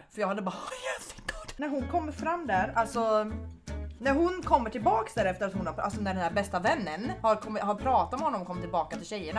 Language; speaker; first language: Swedish; native; Swedish